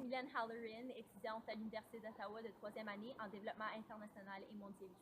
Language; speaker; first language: French; native; French